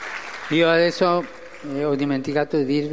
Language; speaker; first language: Italian; early bilingual, heritage; Spanish